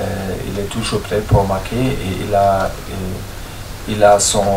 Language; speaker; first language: French; non-native, fluent; German